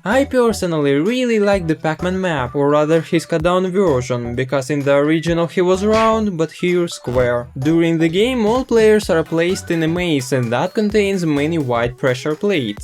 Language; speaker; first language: English; non-native, fluent; Russian